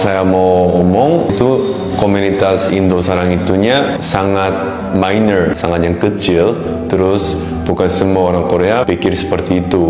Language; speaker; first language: Indonesian; non-native, fluent; Korean